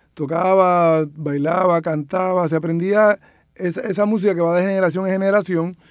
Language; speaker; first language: Spanish; native; Spanish